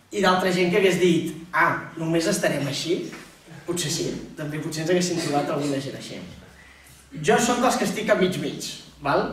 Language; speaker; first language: Catalan; native; Catalan